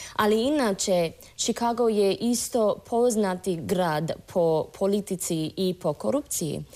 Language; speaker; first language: Croatian; non-native, fluent; English